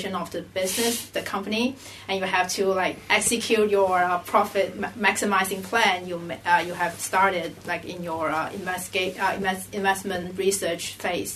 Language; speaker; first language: English; non-native, local second language; Cantonese